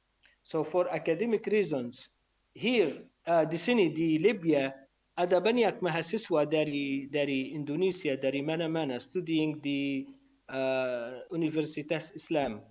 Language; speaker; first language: Indonesian; non-native, learner; Arabic